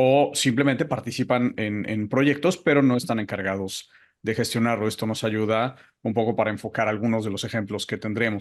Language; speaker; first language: Spanish; native; Spanish